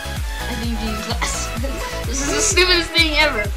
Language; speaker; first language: English; native; English